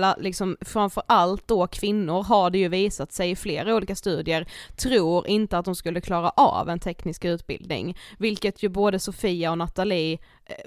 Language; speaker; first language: Swedish; native; Swedish